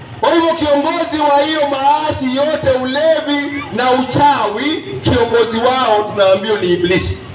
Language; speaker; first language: Swahili; non-native, local second language; Kikuyu